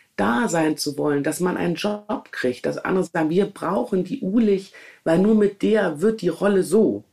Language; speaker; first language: German; native; German